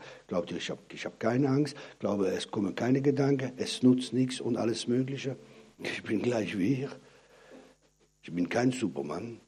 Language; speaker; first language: German; non-native, fluent; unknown